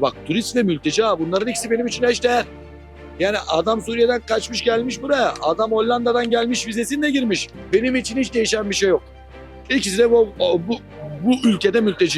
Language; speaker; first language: Turkish; native; Turkish